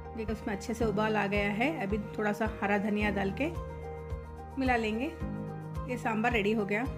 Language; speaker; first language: Hindi; non-native, local second language; Telugu